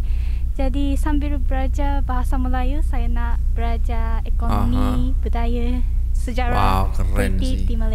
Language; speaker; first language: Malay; non-native, fluent; Japanese